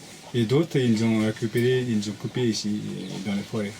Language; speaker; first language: French; non-native, fluent; Nepali